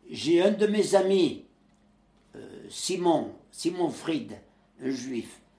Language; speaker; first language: French; native; French